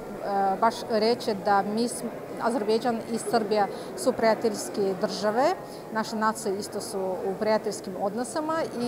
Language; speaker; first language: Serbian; non-native, fluent; Azerbaijani